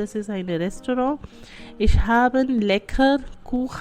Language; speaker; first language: German; non-native, fluent; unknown